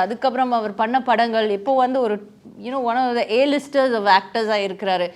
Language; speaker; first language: Tamil; native; Tamil